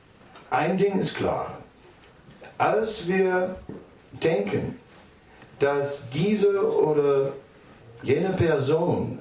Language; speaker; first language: German; non-native, fluent; Dutch